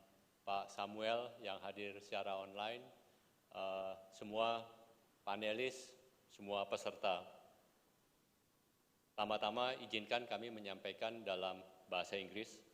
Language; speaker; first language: Indonesian; native; Indonesian